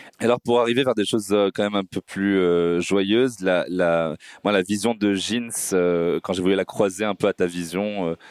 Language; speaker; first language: French; native; French